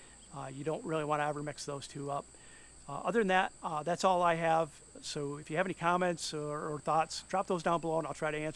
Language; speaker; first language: English; native; English